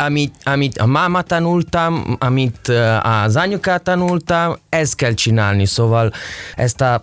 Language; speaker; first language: Hungarian; non-native, learner; Italian